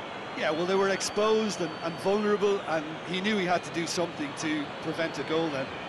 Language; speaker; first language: English; native; English